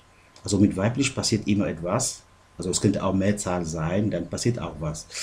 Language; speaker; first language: German; non-native, fluent; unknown